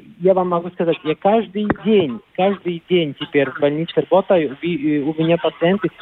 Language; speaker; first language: Russian; non-native, local second language; Latvian